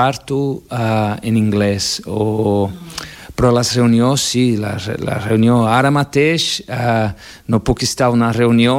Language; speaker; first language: Catalan; non-native, fluent; Portuguese